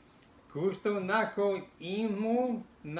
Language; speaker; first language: Cebuano; non-native, learner; English